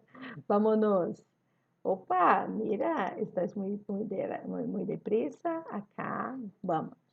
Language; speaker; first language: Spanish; non-native, learner; Portuguese